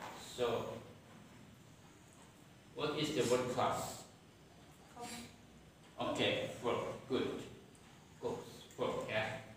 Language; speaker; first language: English; non-native, fluent; Indonesian